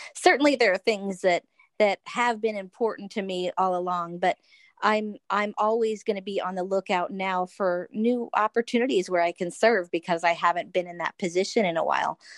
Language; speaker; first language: English; native; English